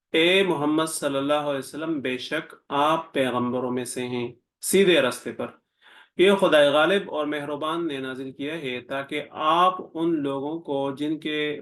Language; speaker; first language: Urdu; non-native, local second language; Pashto